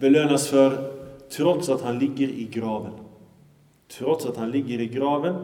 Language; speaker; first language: Swedish; early bilingual, other home language; Arabic